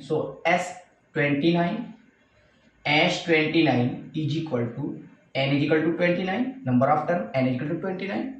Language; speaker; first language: English; non-native, local second language; Hindi